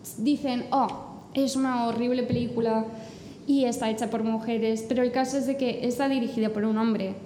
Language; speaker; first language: Spanish; non-native, fluent; English